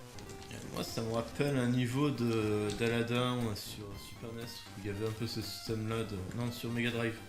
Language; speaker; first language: French; native; French